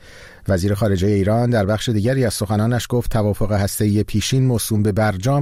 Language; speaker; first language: Persian; native; Persian